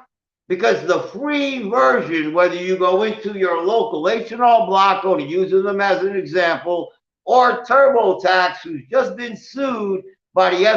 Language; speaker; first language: English; native; English